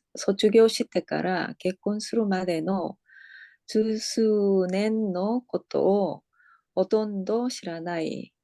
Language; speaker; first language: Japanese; non-native, learner; Korean